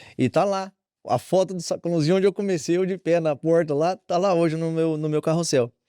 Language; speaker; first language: Portuguese; native; Portuguese